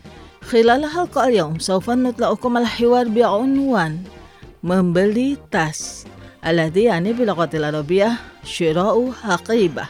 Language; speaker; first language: Arabic; non-native, fluent; Indonesian